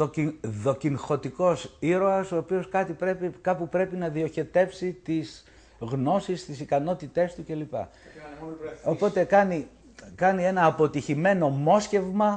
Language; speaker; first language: Greek; native; Greek